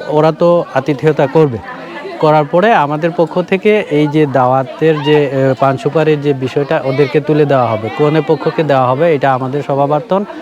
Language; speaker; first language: Bangla; non-native, local second language; Manipuri